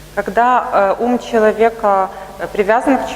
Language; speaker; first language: Russian; native; Russian